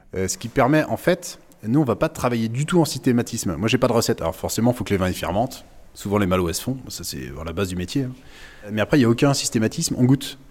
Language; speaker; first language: French; native; French